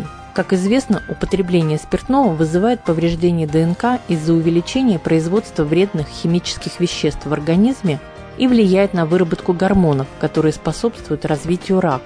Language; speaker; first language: Russian; native; Russian